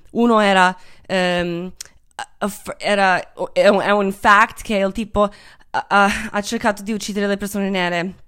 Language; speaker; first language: Italian; non-native, fluent; Croatian